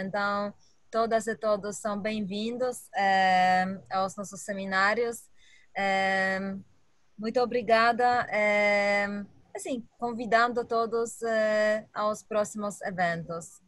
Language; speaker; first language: Portuguese; non-native, fluent; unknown